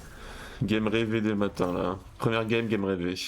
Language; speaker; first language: French; native; French